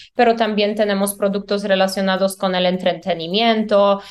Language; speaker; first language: Spanish; non-native, fluent; Polish